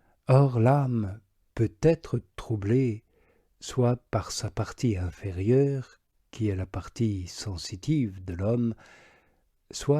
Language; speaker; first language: French; native; French